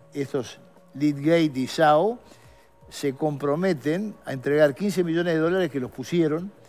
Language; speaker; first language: Spanish; native; Spanish